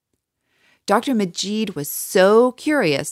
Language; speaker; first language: English; native; English